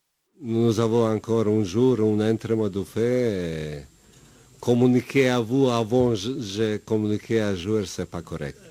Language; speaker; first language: French; non-native, learner; Bosnian